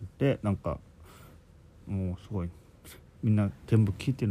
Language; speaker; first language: Japanese; non-native, local second language; Korean